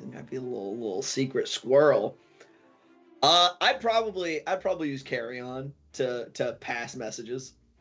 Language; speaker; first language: English; native; English